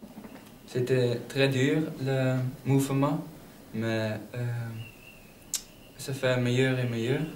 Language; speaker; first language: French; non-native, learner; Dutch